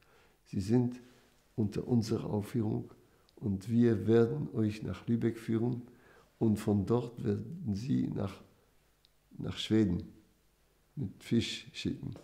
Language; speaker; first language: German; non-native, fluent; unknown